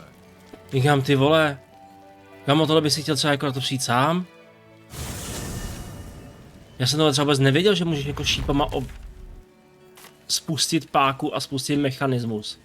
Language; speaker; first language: Czech; native; Czech